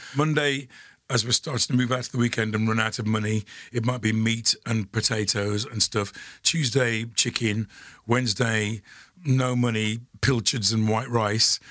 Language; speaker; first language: English; native; English